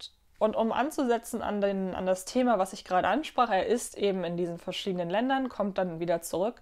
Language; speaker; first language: German; native; German